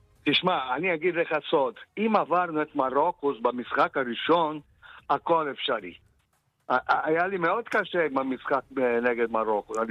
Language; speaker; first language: Hebrew; non-native, fluent; Portuguese